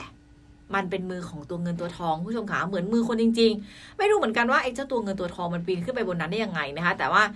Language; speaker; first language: Thai; native; Thai